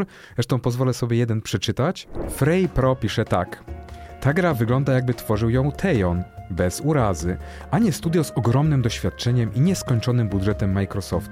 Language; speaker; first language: Polish; native; Polish